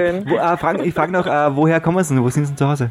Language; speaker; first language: German; native; German